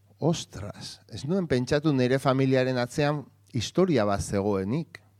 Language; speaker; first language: Basque; non-native, local second language; Spanish